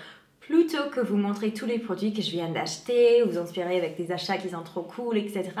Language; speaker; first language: French; non-native, fluent; English